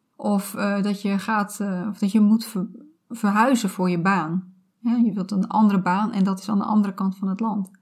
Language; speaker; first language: Dutch; native; Dutch